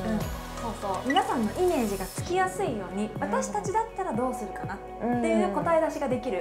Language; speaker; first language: Japanese; native; Japanese